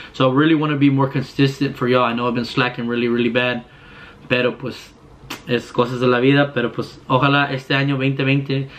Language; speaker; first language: Spanish; early bilingual, heritage; Spanish